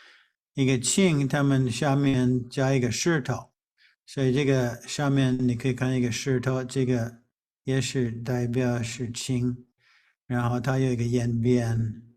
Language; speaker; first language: Chinese; non-native, fluent; English